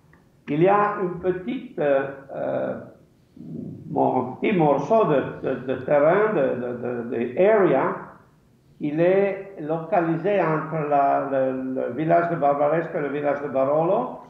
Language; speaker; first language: French; non-native, fluent; Italian